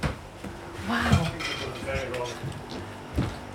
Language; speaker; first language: English; native; English